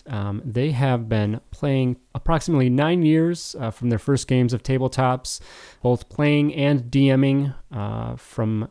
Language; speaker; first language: English; native; English